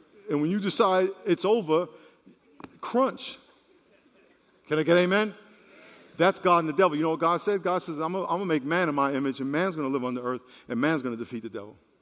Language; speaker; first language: English; native; English